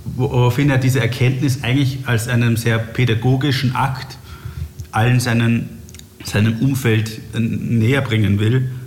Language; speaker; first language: German; native; German